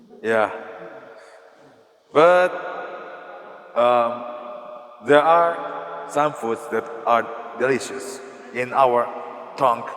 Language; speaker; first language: English; non-native, learner; Indonesian